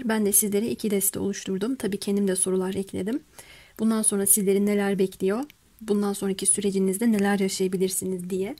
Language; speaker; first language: Turkish; native; Turkish